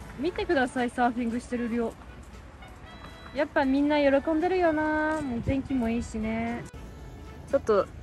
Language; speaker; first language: Japanese; non-native, fluent; French